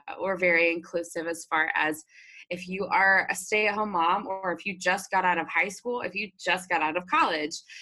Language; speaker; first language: English; native; English